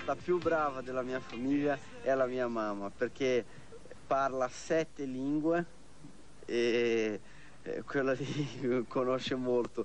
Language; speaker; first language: Italian; non-native, fluent; Portuguese